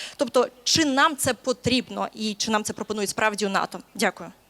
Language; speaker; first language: Ukrainian; native; Ukrainian